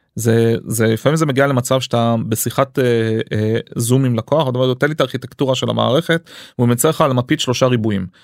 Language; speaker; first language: Hebrew; early bilingual, other home language; English